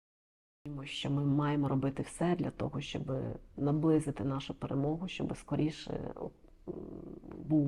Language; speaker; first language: Ukrainian; native; Ukrainian